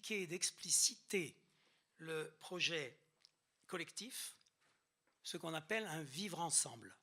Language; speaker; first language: French; native; French